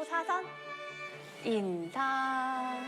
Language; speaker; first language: Korean; native; Korean